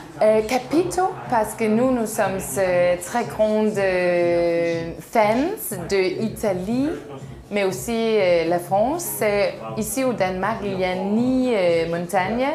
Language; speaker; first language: French; non-native, learner; Danish